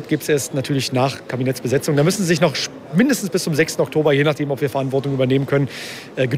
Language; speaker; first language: German; native; German